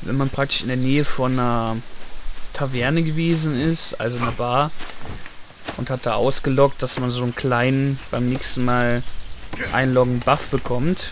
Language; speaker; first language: German; native; German